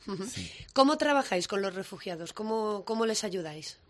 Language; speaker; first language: Spanish; native; Spanish